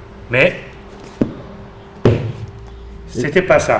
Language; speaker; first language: French; native; French